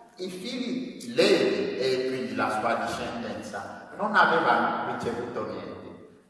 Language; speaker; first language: Italian; non-native, fluent; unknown